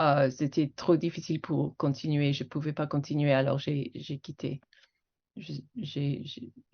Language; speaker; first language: French; non-native, fluent; English